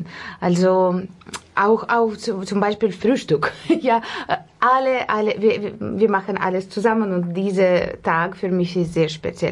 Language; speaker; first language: German; non-native, fluent; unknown